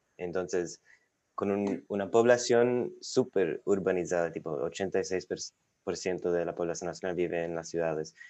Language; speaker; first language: Spanish; non-native, fluent; English